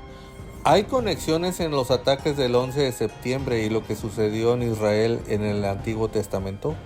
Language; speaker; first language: Spanish; native; Spanish